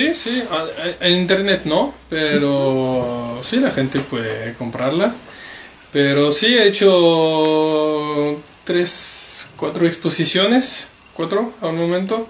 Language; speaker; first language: Spanish; non-native, fluent; French